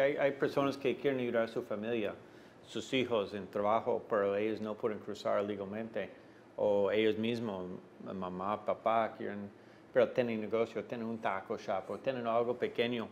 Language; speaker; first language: Spanish; non-native, fluent; English